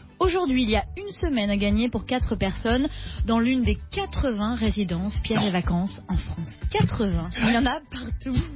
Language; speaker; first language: French; native; French